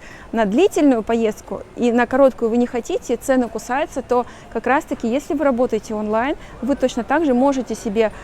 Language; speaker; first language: Russian; native; Russian